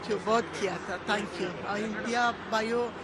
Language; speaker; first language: Hindi; non-native, learner; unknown